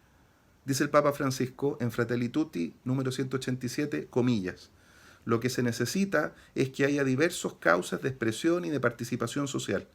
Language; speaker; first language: Spanish; native; Spanish